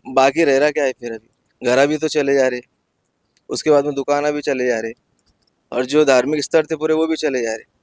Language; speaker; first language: Hindi; non-native, local second language; Urdu